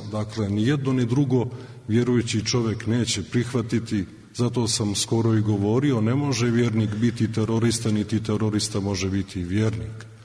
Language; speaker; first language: Serbian; native; Serbian